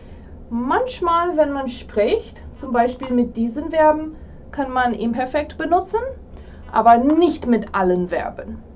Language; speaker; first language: German; non-native, fluent; English